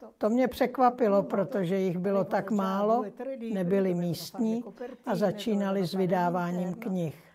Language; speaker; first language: Czech; non-native, fluent; Italian